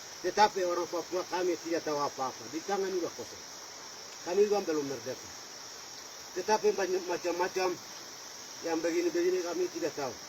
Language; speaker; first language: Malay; non-native, local second language; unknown